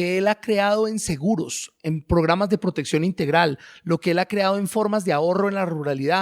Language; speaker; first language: Spanish; native; Spanish